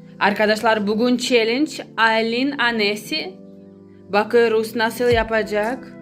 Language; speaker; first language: Turkish; non-native, learner; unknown